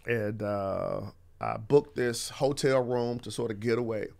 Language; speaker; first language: English; native; English